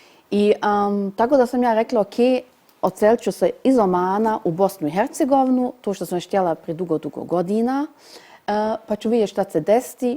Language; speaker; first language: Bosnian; early bilingual, heritage; Bosnian